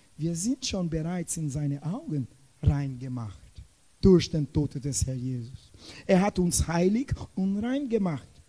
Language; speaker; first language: German; non-native, fluent; Portuguese